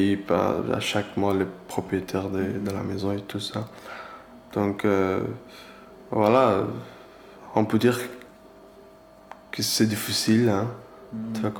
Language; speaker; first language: French; non-native, learner; Persian